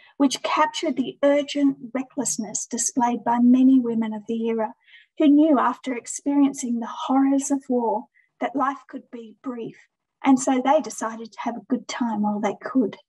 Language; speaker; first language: English; native; English